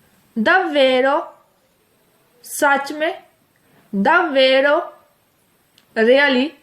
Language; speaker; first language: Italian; non-native, fluent; Urdu